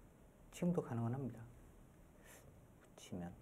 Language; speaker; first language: Korean; native; Korean